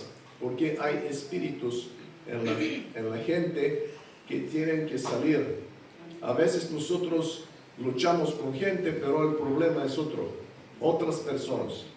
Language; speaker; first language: Spanish; non-native, fluent; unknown